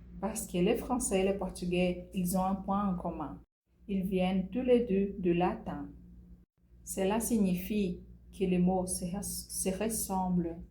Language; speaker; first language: French; non-native, fluent; Portuguese